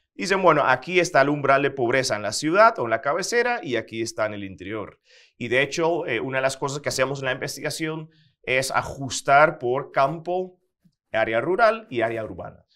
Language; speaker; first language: Spanish; non-native, fluent; Dutch